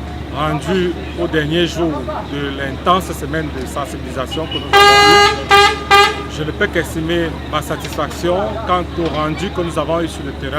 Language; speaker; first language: French; native; French